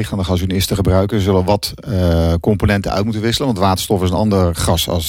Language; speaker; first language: Dutch; native; Dutch